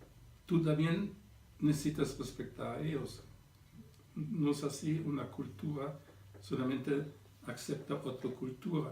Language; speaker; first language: Spanish; non-native, fluent; German